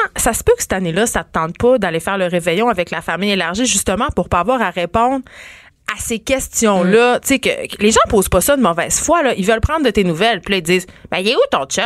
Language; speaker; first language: French; native; French